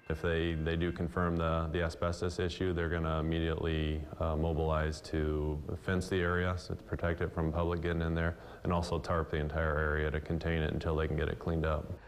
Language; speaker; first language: English; native; English